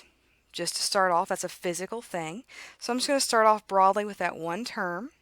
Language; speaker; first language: English; native; English